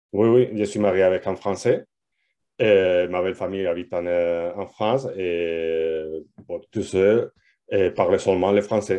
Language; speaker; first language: French; non-native, learner; Spanish